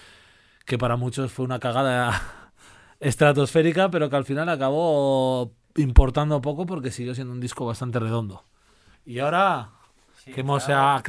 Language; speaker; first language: Spanish; native; Spanish